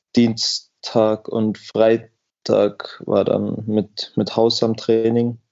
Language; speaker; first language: German; native; German